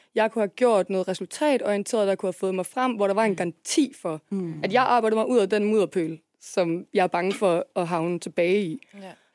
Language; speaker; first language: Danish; native; Danish